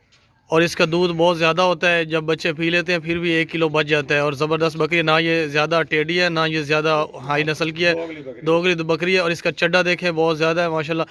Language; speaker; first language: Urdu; non-native, local second language; Punjabi